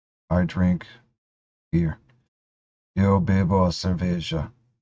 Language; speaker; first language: Portuguese; non-native, learner; English